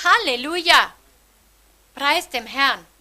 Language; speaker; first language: German; native; German